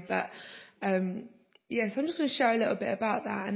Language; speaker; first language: English; native; English